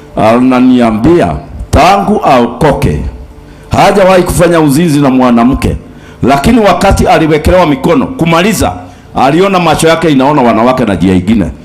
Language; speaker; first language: Swahili; native; Swahili